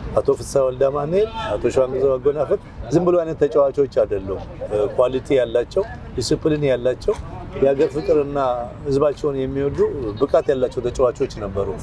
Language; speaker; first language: Amharic; native; Amharic